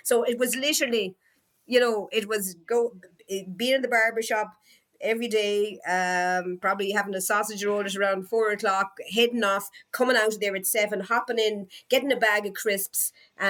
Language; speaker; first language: English; native; English